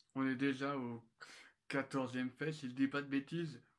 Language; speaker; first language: French; native; French